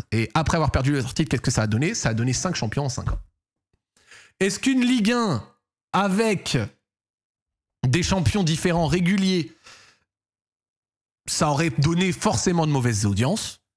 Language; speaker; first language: French; native; French